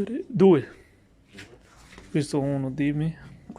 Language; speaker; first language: Italian; non-native, learner; Punjabi